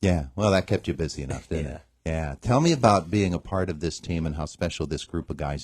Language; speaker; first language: English; native; English